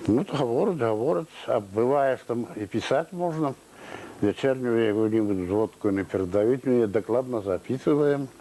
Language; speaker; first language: Russian; non-native, local second language; Belarusian